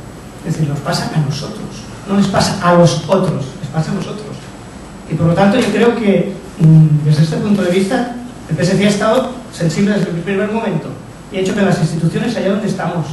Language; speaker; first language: Spanish; native; Spanish